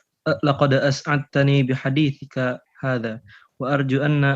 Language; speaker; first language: Arabic; non-native, learner; Indonesian